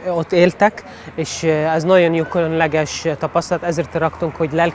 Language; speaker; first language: Hungarian; non-native, learner; Arabic